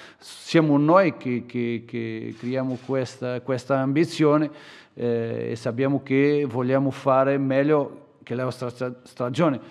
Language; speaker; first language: Italian; non-native, fluent; Portuguese